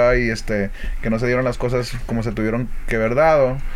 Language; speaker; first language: Spanish; native; Spanish